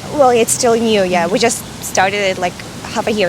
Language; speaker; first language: English; non-native, fluent; Russian